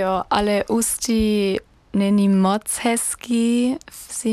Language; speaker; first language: Czech; non-native, learner; German